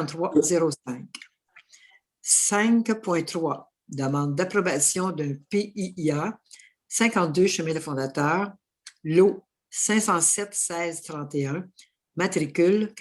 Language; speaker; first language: French; native; French